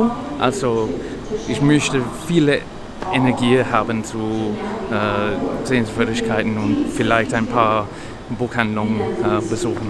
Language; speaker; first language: German; non-native, learner; English